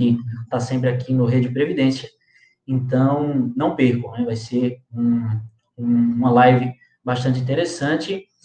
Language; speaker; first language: Portuguese; native; Portuguese